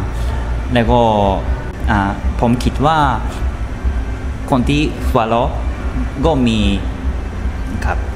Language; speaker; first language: Thai; non-native, learner; Japanese